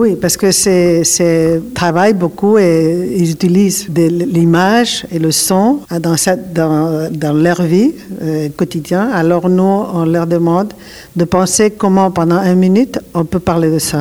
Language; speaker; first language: French; non-native, learner; Catalan